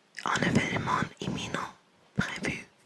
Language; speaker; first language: French; non-native, learner; English